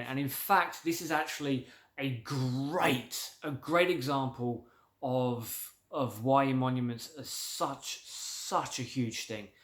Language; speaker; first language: English; native; English